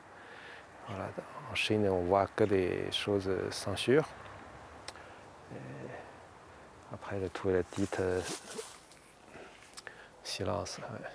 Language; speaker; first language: French; non-native, learner; Chinese